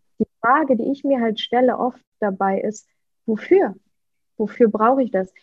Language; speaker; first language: German; early bilingual, other home language; Russian